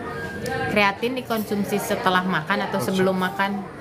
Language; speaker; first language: Indonesian; native; Indonesian